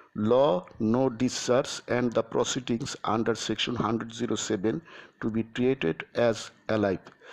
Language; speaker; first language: English; non-native, local second language; Bangla